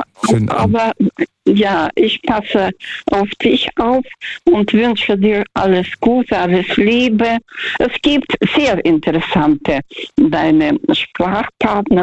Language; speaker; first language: German; non-native, fluent; Russian